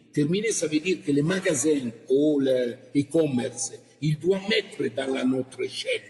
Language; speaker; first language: French; non-native, learner; Italian